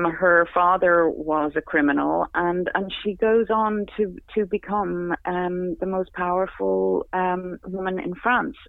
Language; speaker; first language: English; native; English